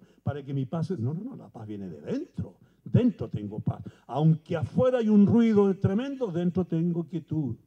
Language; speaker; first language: Spanish; native; Spanish